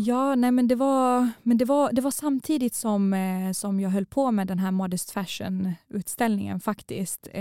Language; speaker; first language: Swedish; early bilingual, other home language; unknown